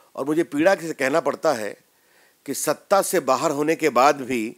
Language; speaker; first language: Hindi; native; Hindi